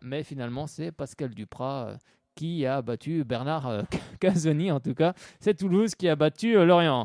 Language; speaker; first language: French; native; French